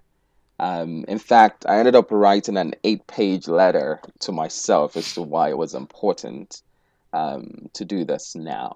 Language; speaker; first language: English; non-native, local second language; Igbo